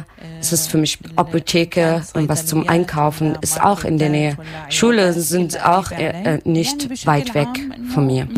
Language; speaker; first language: German; non-native, local second language; Arabic